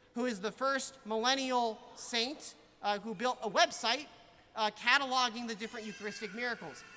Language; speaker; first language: English; native; English